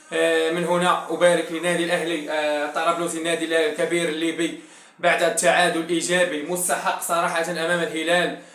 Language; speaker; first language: Arabic; native; Arabic